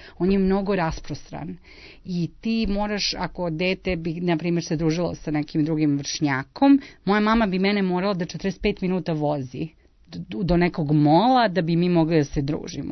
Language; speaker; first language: Serbian; early bilingual, heritage; Serbian